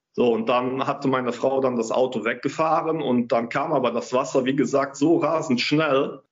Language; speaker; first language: German; native; German